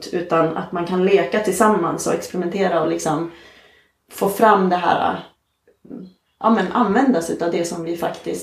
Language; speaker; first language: Swedish; native; Swedish